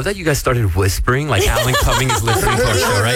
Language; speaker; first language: English; native; English